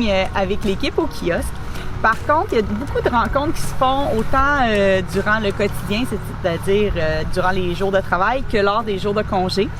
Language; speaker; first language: French; native; French